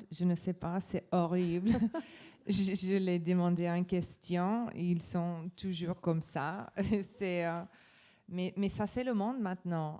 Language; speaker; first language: French; non-native, learner; English